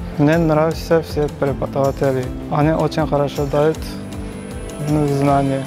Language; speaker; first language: Russian; non-native, learner; Turkmen